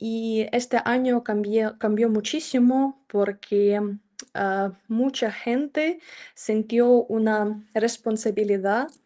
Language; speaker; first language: Spanish; non-native, fluent; Ukrainian